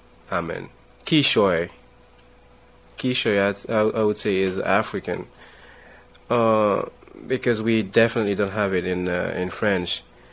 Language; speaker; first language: English; non-native, fluent; Haitian Creole